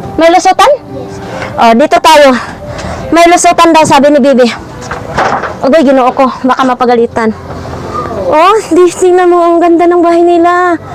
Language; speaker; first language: Filipino; non-native, local second language; Cebuano